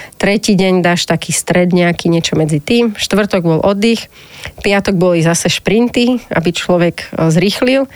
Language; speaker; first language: Slovak; native; Slovak